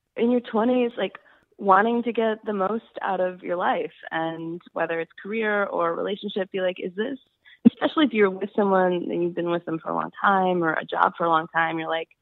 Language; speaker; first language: English; native; English